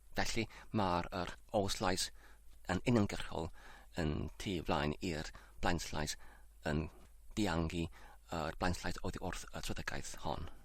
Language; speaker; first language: Welsh; non-native, learner; English